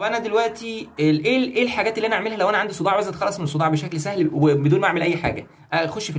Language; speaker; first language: Arabic; native; Arabic